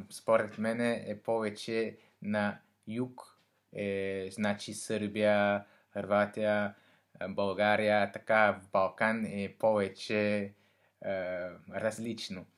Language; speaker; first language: Bulgarian; non-native, learner; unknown